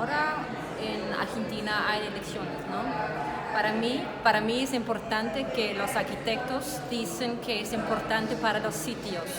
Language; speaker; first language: Spanish; non-native, learner; Danish